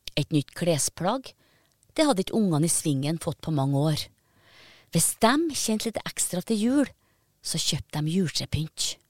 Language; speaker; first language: Norwegian; native; Norwegian